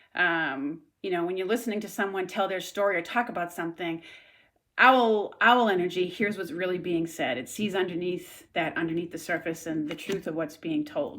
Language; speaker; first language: English; native; English